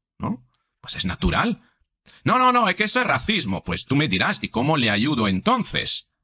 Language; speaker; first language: Spanish; non-native, fluent; Italian